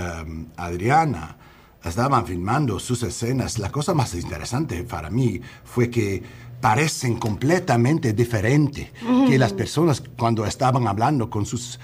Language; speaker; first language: Spanish; non-native, learner; English